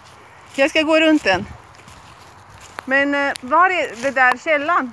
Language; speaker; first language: Swedish; non-native, fluent; Latvian